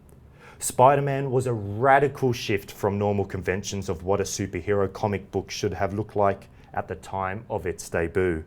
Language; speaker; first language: English; native; English